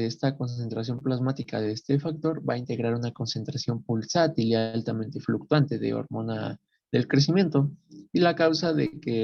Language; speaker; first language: Spanish; native; Spanish